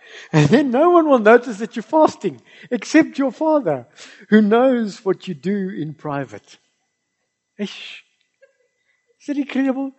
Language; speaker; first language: English; non-native, local second language; Afrikaans